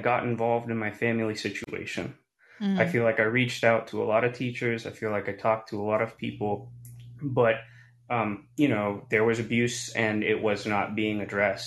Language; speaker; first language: English; native; English